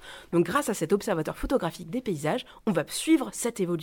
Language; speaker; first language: French; native; French